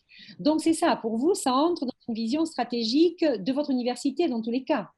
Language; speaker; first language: French; native; French